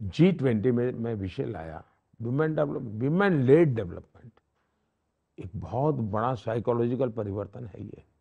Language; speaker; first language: Hindi; non-native, local second language; Gujarati